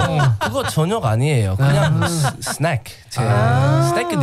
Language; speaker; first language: Korean; non-native, learner; English